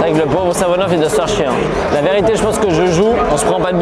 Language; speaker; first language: French; native; French